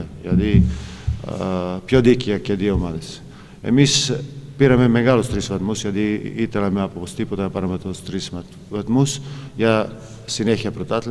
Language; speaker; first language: Greek; non-native, fluent; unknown